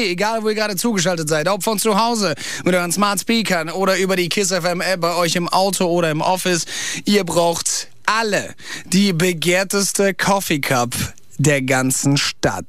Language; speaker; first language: German; native; German